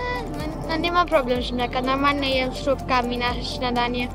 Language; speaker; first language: Polish; early bilingual, heritage; Polish